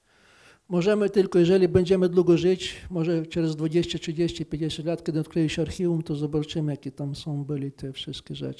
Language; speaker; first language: Polish; non-native, fluent; Ukrainian